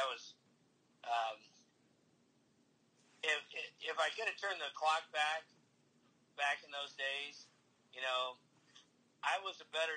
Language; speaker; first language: English; native; English